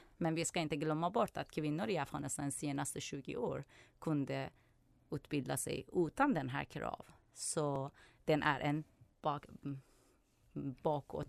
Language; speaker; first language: Swedish; non-native, fluent; Persian